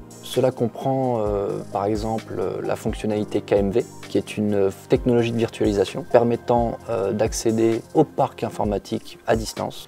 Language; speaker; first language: French; native; French